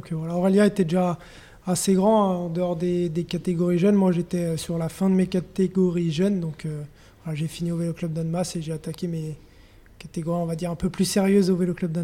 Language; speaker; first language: French; native; French